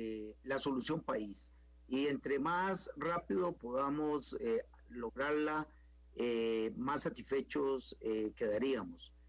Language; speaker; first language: Spanish; native; Spanish